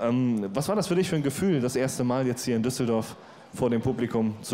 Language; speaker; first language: German; native; German